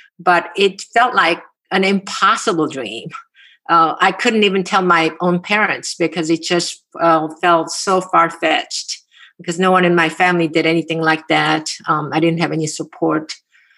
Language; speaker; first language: English; non-native, fluent; Korean